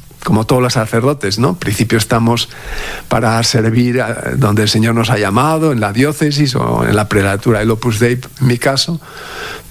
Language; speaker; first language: Spanish; native; Spanish